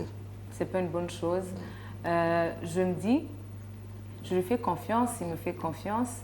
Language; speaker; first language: French; non-native, local second language; Rundi